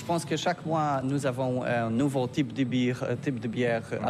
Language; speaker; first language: French; non-native, learner; Polish